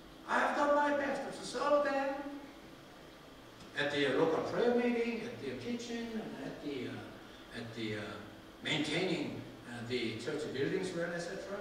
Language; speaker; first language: English; non-native, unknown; Korean